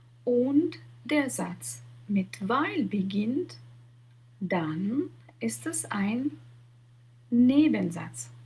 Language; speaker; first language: German; non-native, fluent; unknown